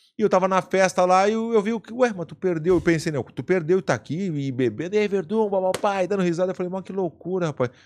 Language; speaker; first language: Portuguese; native; Portuguese